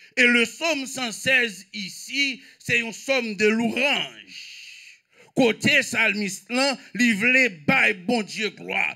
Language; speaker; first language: French; non-native, local second language; Haitian Creole